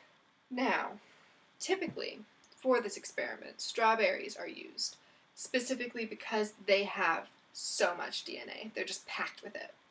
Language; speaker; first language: English; native; English